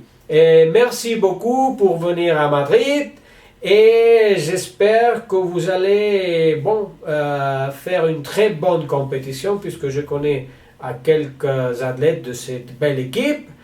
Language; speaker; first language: French; non-native, learner; Spanish